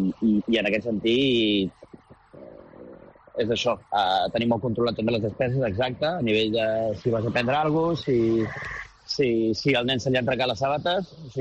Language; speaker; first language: Catalan; native; Catalan